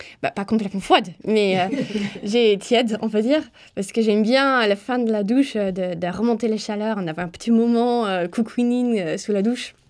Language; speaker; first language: French; non-native, fluent; English